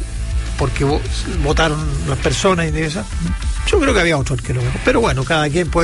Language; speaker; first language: Spanish; native; Spanish